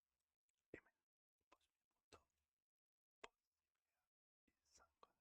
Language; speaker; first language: Basque; non-native, learner; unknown